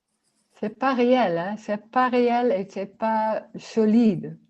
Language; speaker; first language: French; non-native, learner; Dutch